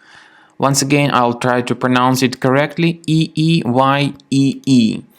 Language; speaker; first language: English; non-native, fluent; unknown